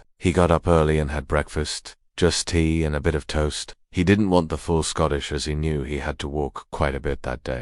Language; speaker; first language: English; native; English